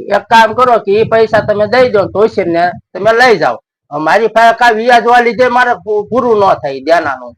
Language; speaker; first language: Gujarati; native; Gujarati